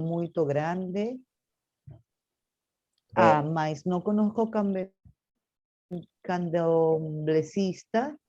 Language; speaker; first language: Portuguese; non-native, learner; Spanish